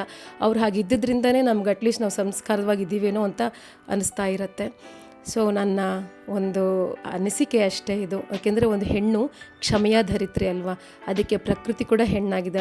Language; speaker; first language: Kannada; native; Kannada